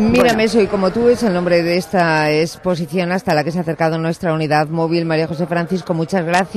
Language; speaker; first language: Spanish; native; Spanish